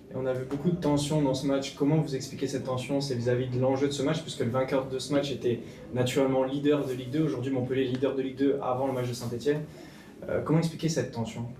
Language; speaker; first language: French; native; French